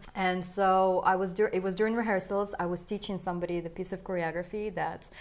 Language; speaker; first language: English; early bilingual, other home language; Russian